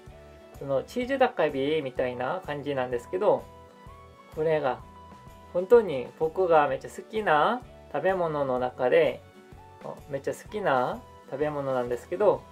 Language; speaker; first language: Japanese; non-native, fluent; Korean